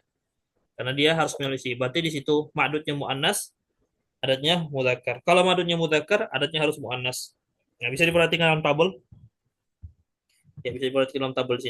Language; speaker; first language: Indonesian; native; Indonesian